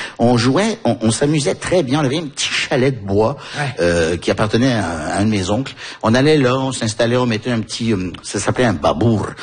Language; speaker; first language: French; native; French